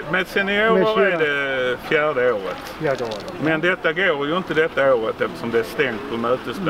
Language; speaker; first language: Swedish; native; Swedish